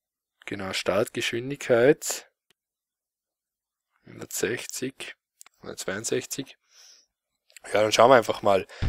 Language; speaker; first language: German; native; German